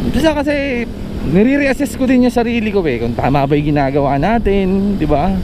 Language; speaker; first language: Filipino; native; Filipino